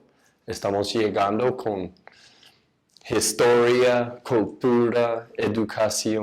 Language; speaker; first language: Spanish; non-native, fluent; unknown